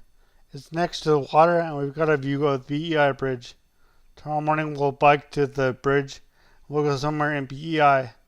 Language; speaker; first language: English; native; English